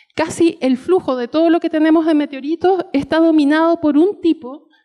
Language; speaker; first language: Spanish; native; Spanish